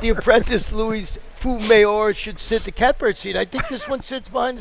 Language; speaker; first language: English; native; English